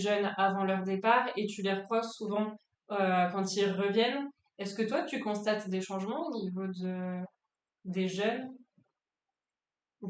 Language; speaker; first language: French; native; French